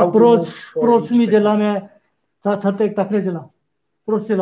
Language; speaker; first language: Czech; non-native, learner; Korean